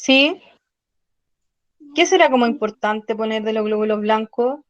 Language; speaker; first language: Spanish; native; Spanish